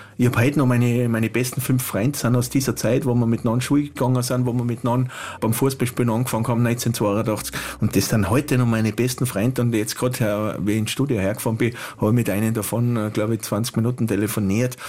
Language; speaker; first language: German; native; German